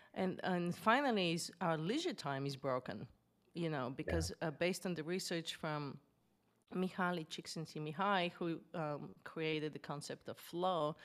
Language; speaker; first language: English; non-native, fluent; Bulgarian